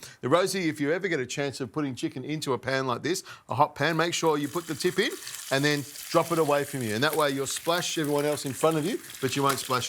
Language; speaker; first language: English; native; English